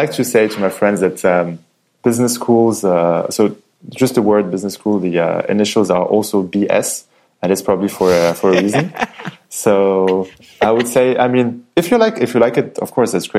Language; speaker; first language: English; non-native, fluent; French